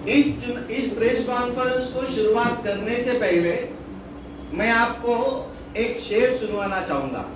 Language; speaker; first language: Hindi; non-native, local second language; Marathi